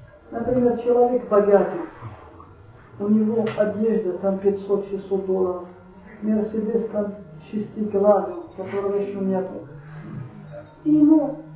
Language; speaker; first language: Russian; non-native, fluent; Arabic